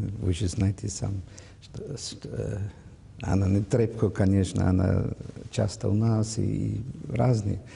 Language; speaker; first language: Russian; non-native, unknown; German